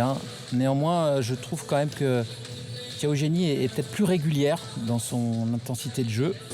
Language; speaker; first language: French; native; French